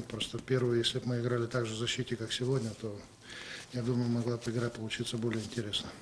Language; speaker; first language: Russian; native; Russian